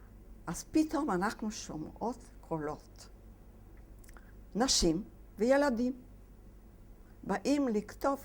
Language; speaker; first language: Hebrew; non-native, fluent; Polish